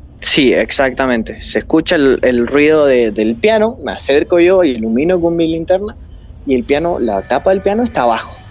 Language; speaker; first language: Spanish; native; Spanish